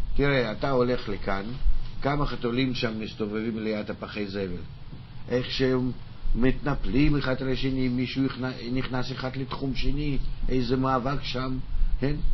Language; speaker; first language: Hebrew; non-native, fluent; Russian